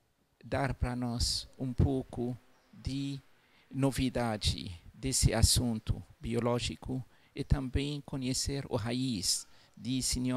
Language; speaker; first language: Portuguese; non-native, local second language; Arabic